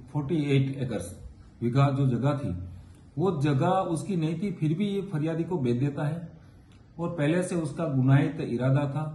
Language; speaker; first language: Hindi; non-native, local second language; Gujarati